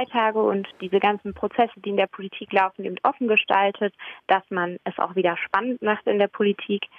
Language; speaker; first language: German; native; German